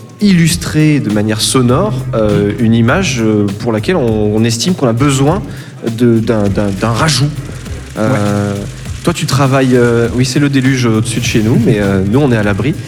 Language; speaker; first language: French; native; French